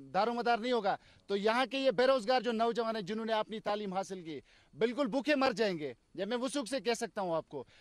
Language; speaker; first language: Hindi; non-native, local second language; Kashmiri